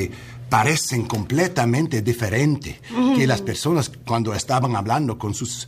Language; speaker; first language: Spanish; early bilingual, heritage; English